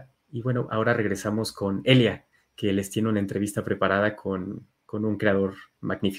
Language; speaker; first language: Spanish; native; Spanish